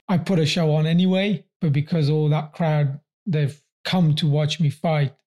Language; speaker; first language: English; early bilingual, other home language; Persian